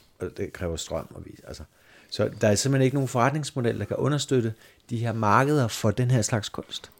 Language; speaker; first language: Danish; native; Danish